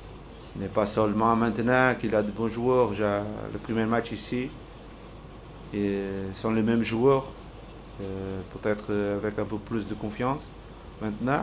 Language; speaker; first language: French; non-native, learner; Portuguese